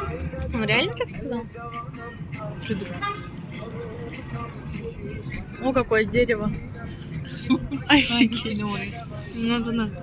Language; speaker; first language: Russian; early bilingual, other home language; Tajik